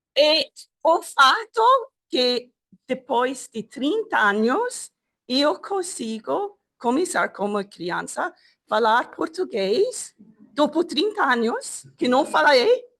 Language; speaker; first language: Portuguese; non-native, learner; English